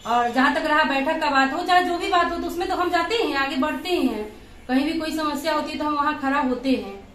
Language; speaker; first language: Hindi; native; Hindi